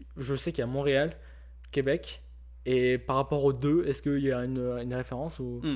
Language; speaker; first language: French; native; French